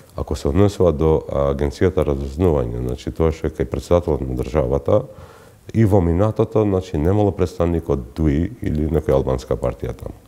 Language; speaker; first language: Macedonian; non-native, local second language; Albanian